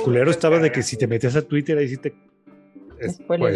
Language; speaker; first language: Spanish; native; Spanish